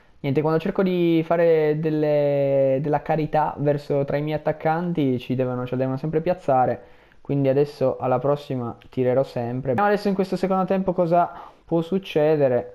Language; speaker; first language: Italian; native; Italian